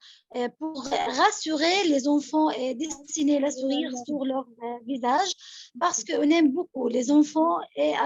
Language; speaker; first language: French; non-native, local second language; Arabic